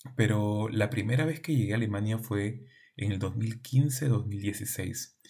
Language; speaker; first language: Spanish; native; Spanish